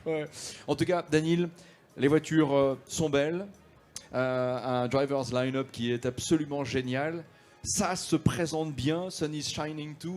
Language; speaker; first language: French; native; French